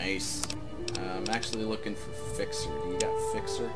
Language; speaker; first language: English; native; English